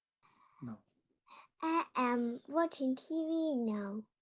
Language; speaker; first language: English; non-native, learner; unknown